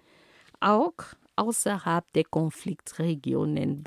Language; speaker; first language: German; non-native, fluent; Ghomala